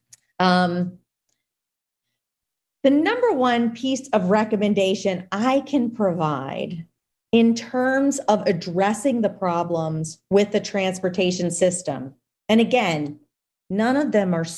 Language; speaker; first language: English; native; English